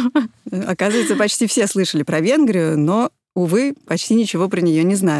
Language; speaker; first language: Russian; native; Russian